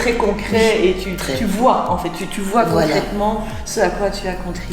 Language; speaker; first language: French; native; French